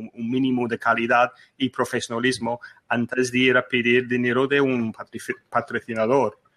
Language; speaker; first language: Spanish; non-native, fluent; English